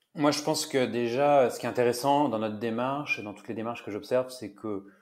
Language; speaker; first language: French; native; French